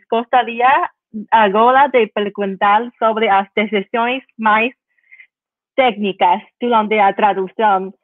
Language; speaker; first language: Portuguese; non-native, learner; Chinese